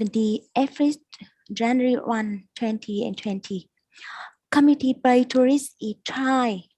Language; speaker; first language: English; non-native, learner; Vietnamese